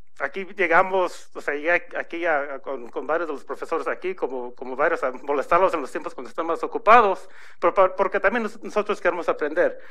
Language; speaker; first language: Spanish; early bilingual, heritage; Spanish